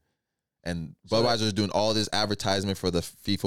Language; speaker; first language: English; non-native, local second language; Igbo